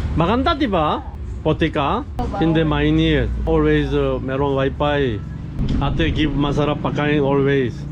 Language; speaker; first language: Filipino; non-native, learner; Korean